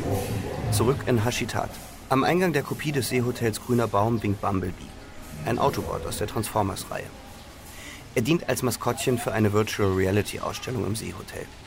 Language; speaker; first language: German; native; German